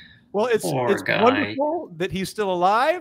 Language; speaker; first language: English; native; English